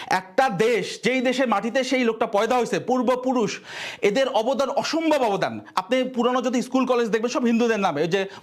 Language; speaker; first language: Bangla; native; Bangla